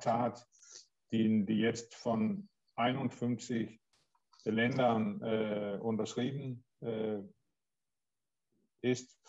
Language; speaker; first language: German; non-native, learner; Danish